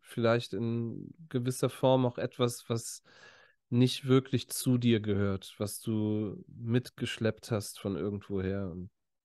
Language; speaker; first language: German; native; German